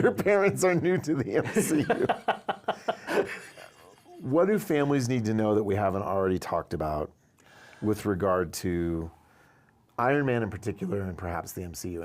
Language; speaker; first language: English; native; English